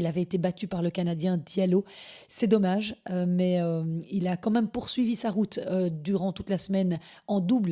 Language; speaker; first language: French; native; French